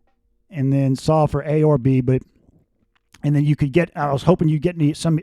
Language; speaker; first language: English; native; English